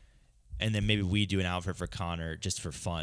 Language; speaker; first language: English; native; English